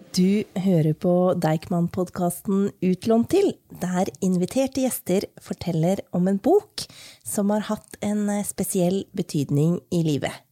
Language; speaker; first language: Norwegian; native; Norwegian